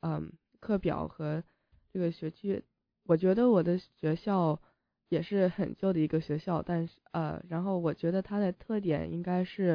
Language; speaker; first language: Chinese; early bilingual, heritage; Chinese